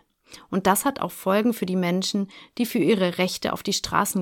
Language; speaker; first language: German; native; German